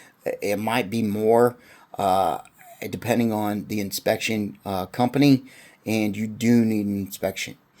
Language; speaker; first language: English; native; English